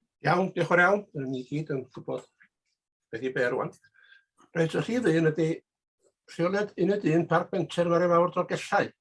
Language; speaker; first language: Welsh; native; Welsh